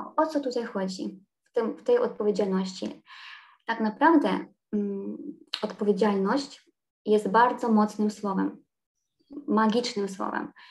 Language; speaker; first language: Polish; non-native, fluent; Ukrainian